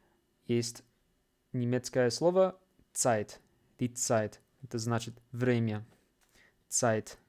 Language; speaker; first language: Russian; non-native, fluent; English